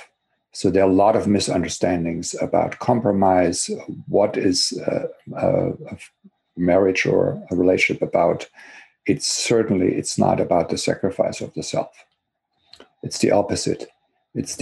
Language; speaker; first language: English; non-native, fluent; German